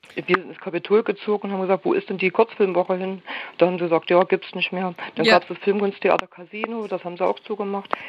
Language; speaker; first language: German; native; German